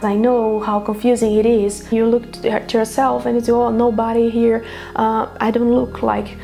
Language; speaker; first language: English; non-native, fluent; Portuguese